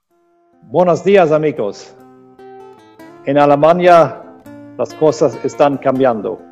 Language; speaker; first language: Spanish; non-native, learner; German